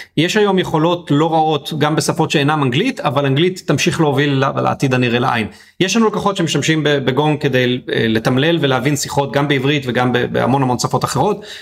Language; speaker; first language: Hebrew; native; Hebrew